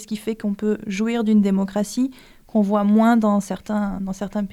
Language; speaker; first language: French; native; French